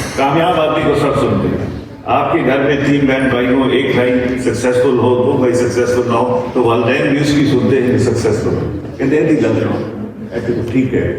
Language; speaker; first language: Urdu; non-native, local second language; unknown